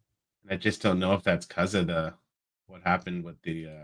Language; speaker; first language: English; native; English